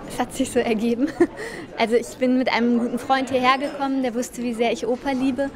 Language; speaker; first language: German; native; German